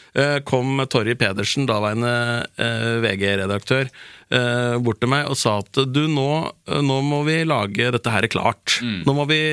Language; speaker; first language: Norwegian; native; Norwegian